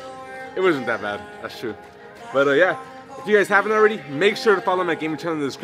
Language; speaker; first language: English; native; English